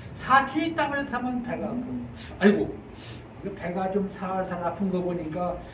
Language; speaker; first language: Korean; native; Korean